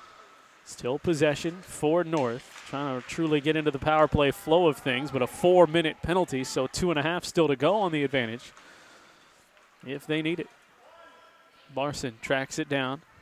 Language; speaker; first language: English; native; English